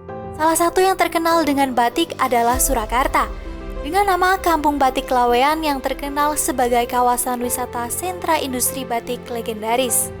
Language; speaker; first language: Indonesian; native; Indonesian